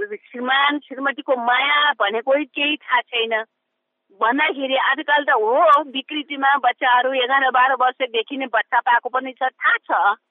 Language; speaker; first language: Nepali; non-native, local second language; Newari